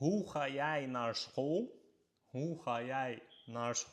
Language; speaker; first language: Dutch; non-native, fluent; Arabic